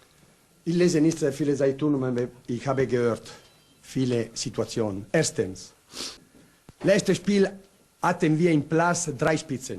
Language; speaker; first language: German; non-native, learner; Italian